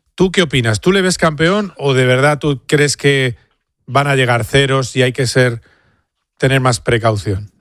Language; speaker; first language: Spanish; native; Spanish